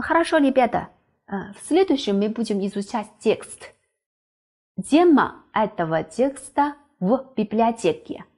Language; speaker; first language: Russian; non-native, fluent; Chinese